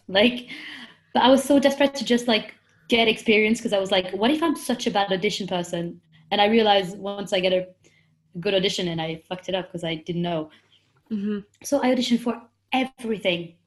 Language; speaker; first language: English; non-native, fluent; French